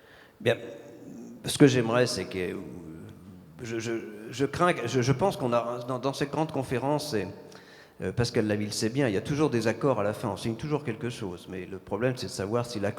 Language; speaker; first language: French; native; French